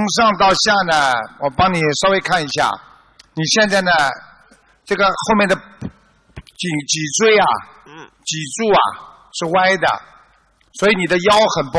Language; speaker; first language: Chinese; native; Chinese